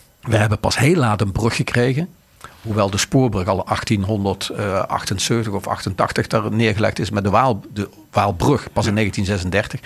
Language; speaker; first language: Dutch; native; Dutch